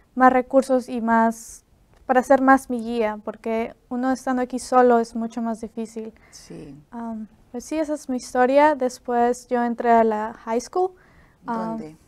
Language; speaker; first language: Spanish; native; Spanish